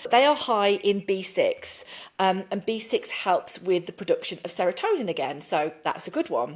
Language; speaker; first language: English; native; English